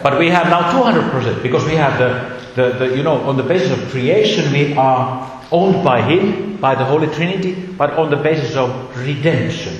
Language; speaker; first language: English; non-native, fluent; Finnish